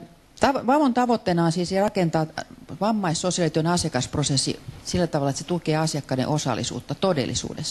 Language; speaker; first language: Finnish; native; Finnish